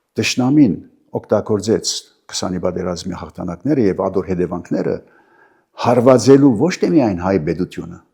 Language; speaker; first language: Armenian; early bilingual, heritage; Armenian